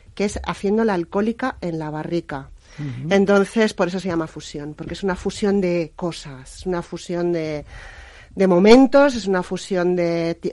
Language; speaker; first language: Spanish; native; Spanish